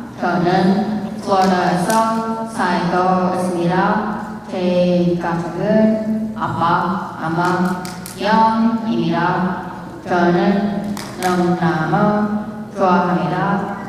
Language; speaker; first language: Korean; early bilingual, heritage; Korean